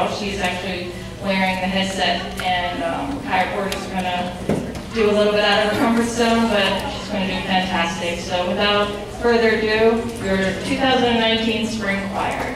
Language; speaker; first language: English; native; English